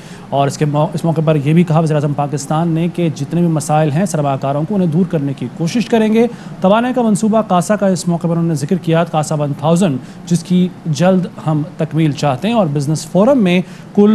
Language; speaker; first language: Urdu; native; Urdu